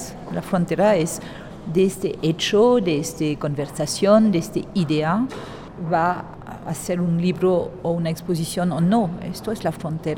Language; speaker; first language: Spanish; non-native, fluent; French